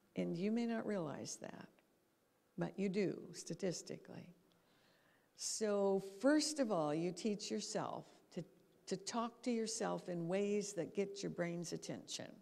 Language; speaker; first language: English; native; English